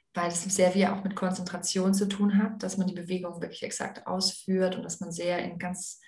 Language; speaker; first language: German; native; German